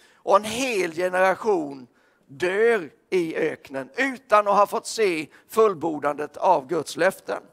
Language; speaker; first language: Swedish; native; Swedish